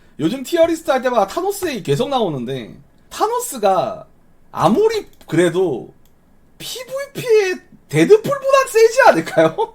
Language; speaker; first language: Korean; native; Korean